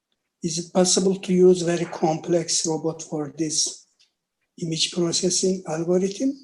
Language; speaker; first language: English; non-native, fluent; Turkish